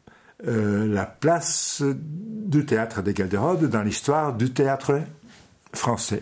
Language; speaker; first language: French; non-native, local second language; Dutch